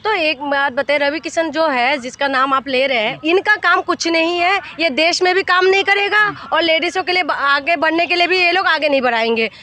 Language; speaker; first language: Hindi; non-native, local second language; Assamese